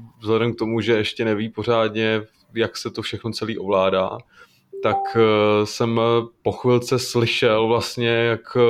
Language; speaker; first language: Czech; native; Czech